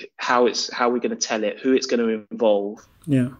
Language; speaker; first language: English; native; English